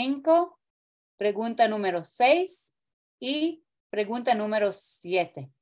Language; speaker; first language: Spanish; non-native, fluent; Portuguese